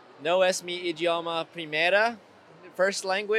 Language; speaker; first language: Portuguese; non-native, fluent; English